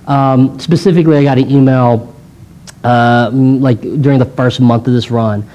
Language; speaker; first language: English; native; English